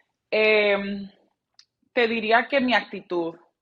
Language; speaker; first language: Spanish; early bilingual, heritage; Spanish